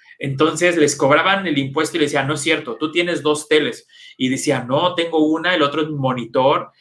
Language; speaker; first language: Spanish; native; Spanish